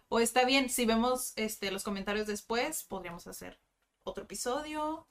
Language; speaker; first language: Spanish; native; Spanish